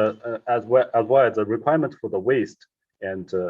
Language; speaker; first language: English; non-native, fluent; Chinese